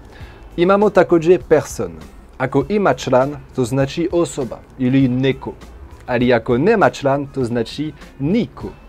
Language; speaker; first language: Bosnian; non-native, learner; French